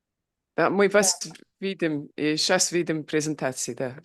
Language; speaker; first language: Russian; non-native, fluent; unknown